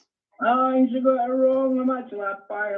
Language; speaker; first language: English; native; English